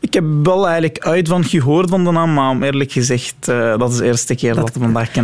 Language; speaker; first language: Dutch; non-native, learner; Arabic